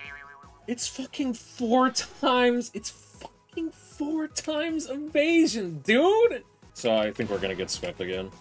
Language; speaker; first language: English; native; English